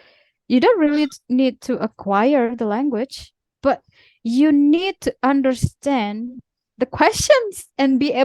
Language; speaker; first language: English; non-native, fluent; Indonesian